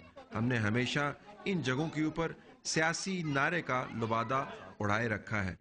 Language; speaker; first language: Urdu; native; Urdu